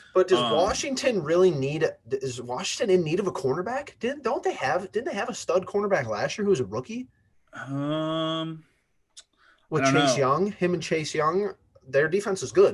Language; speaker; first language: English; native; English